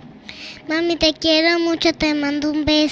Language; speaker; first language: Spanish; early bilingual, other home language; Haitian Creole